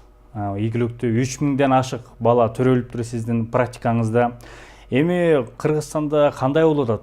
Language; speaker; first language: Kyrgyz; native; Kyrgyz